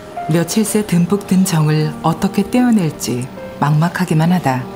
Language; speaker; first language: Korean; native; Korean